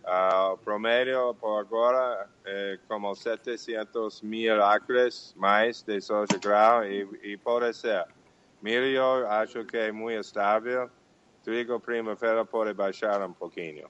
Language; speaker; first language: Portuguese; non-native, fluent; English